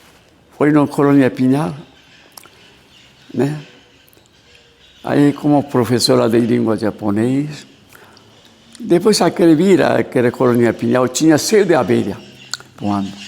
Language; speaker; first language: Portuguese; non-native, learner; Japanese